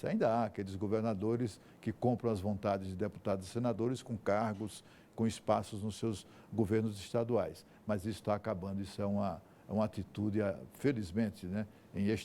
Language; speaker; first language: Portuguese; native; Portuguese